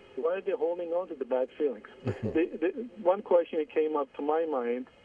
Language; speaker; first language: English; non-native, fluent; Armenian